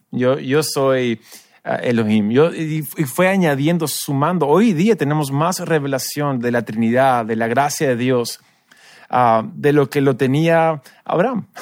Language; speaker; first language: Spanish; early bilingual, other home language; English